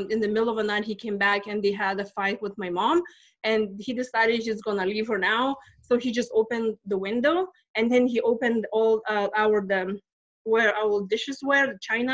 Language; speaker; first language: English; non-native, fluent; Lithuanian